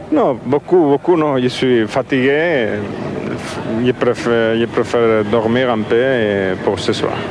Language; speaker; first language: French; non-native, learner; Spanish